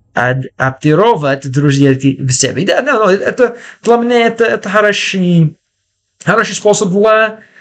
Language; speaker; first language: Russian; non-native, learner; English